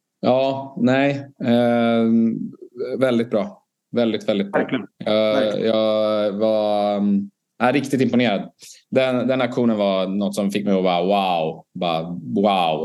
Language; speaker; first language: Swedish; native; Swedish